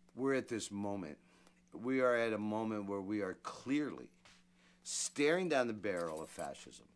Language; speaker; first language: English; native; English